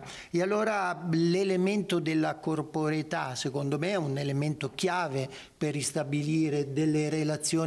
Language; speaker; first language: Italian; native; Italian